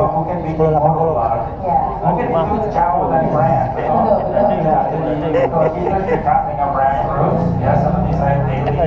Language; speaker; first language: Indonesian; non-native, fluent; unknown